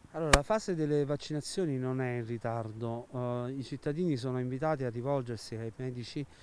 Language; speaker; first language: Italian; native; Italian